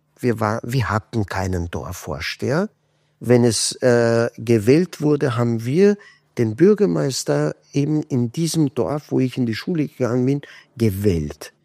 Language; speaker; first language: German; non-native, fluent; Kurdish